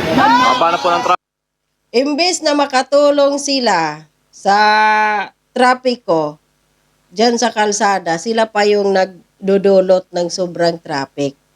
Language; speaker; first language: Filipino; non-native, local second language; Cebuano